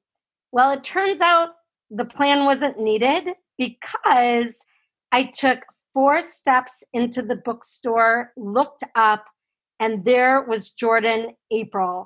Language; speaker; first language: English; native; English